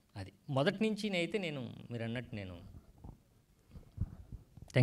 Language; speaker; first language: Telugu; native; Telugu